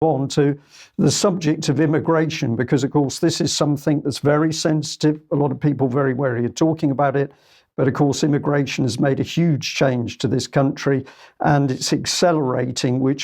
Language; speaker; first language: English; native; English